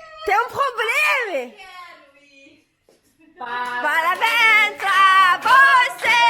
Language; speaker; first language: Portuguese; non-native, fluent; French